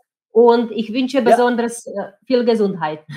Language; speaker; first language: German; non-native, fluent; Czech